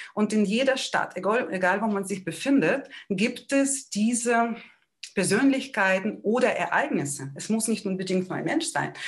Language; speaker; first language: German; non-native, fluent; Ukrainian